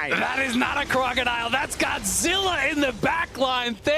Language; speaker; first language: English; native; English